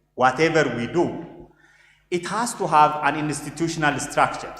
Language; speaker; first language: English; non-native, local second language; Amharic